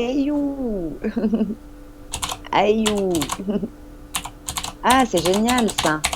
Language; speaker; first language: French; non-native, fluent; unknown